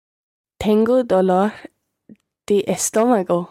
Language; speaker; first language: Spanish; non-native, learner; English